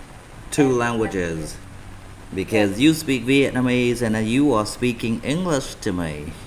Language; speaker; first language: English; non-native, fluent; Vietnamese